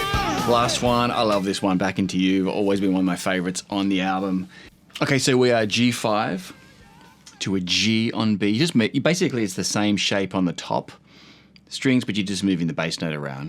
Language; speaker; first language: English; native; English